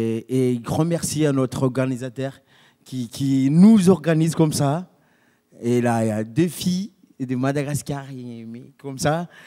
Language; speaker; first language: French; non-native, local second language; Malagasy